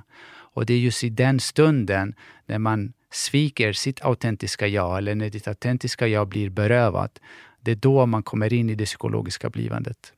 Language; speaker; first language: Swedish; early bilingual, other home language; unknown